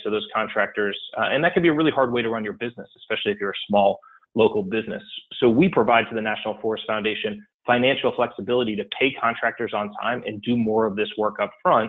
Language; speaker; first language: English; native; English